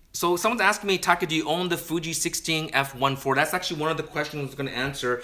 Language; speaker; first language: English; native; English